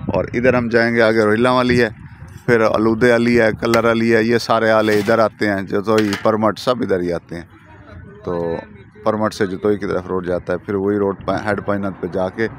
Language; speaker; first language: Urdu; non-native, local second language; Punjabi